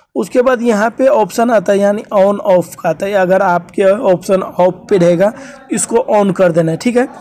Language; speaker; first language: Hindi; native; Hindi